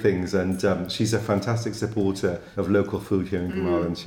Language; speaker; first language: English; native; English